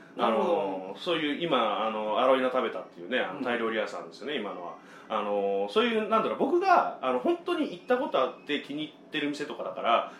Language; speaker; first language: Japanese; native; Japanese